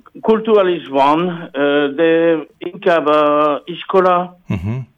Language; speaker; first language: Hungarian; non-native, learner; French